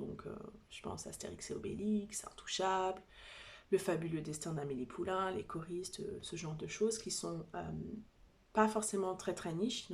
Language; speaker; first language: French; native; French